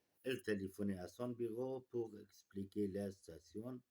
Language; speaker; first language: French; non-native, learner; Kurdish